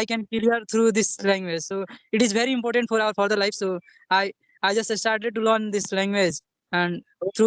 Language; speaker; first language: English; non-native, learner; Hindi